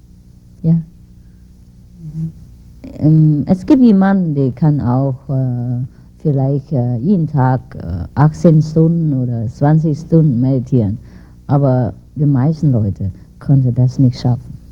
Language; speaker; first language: German; non-native, learner; Vietnamese